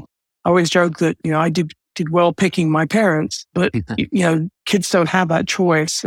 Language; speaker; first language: English; native; English